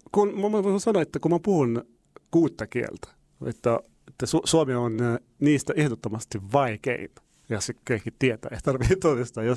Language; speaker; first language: Finnish; non-native, learner; Arabic